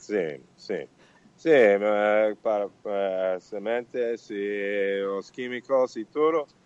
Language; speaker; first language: Portuguese; non-native, learner; Spanish